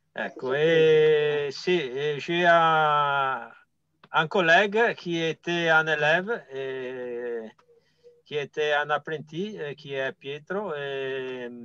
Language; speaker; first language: French; non-native, fluent; Italian